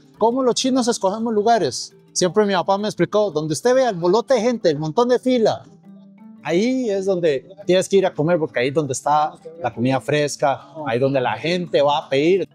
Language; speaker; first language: Spanish; early bilingual, other home language; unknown